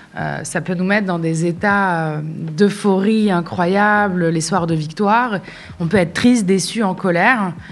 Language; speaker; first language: French; non-native, local second language; Arabic